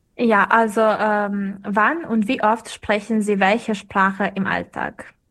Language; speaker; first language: German; non-native, fluent; Serbian